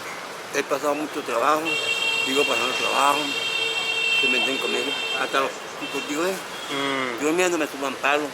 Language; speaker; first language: Spanish; native; Spanish